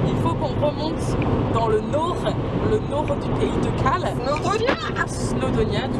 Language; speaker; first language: French; native; French